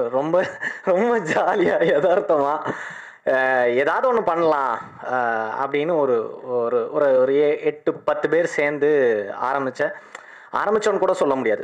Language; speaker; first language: Tamil; native; Tamil